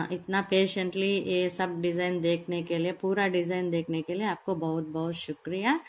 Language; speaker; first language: Hindi; non-native, local second language; Telugu